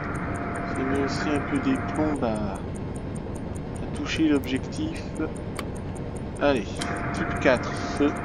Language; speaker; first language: French; native; French